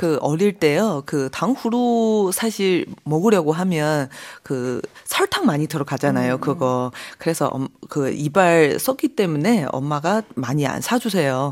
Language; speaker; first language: Korean; non-native, fluent; Chinese